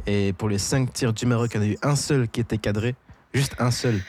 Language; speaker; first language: French; native; French